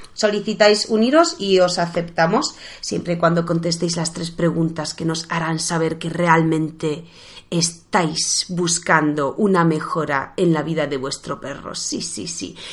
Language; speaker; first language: Spanish; non-native, fluent; Polish